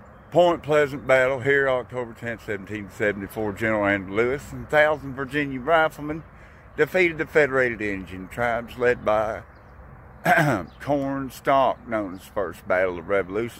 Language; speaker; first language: English; native; English